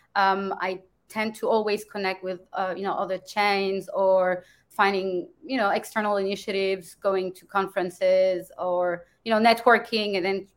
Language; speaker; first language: English; non-native, fluent; French